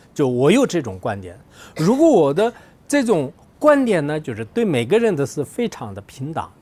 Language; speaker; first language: Chinese; non-native, local second language; Tibetan